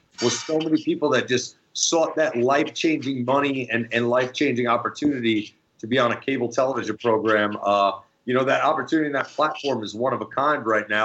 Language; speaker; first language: English; native; English